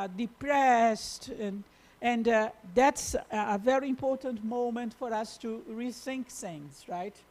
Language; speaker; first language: English; non-native, fluent; Portuguese